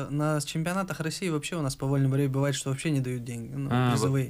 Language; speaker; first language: Russian; native; Russian